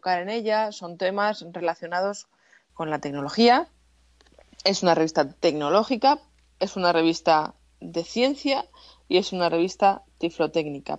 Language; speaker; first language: Spanish; native; Spanish